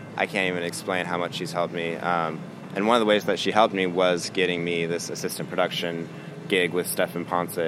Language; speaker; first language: English; native; English